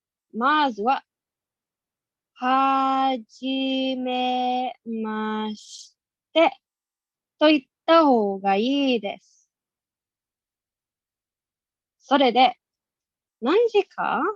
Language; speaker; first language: Japanese; non-native, learner; English